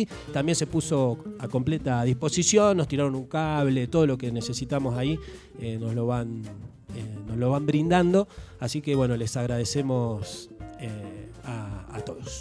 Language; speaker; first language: Spanish; native; Spanish